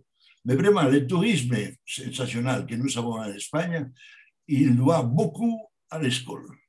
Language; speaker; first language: French; non-native, learner; Spanish